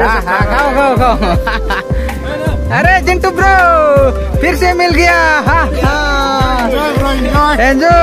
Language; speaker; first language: Hindi; non-native, local second language; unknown